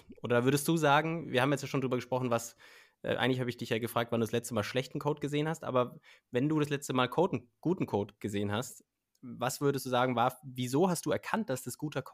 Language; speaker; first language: German; native; German